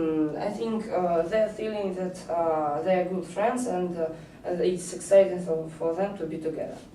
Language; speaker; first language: English; non-native, learner; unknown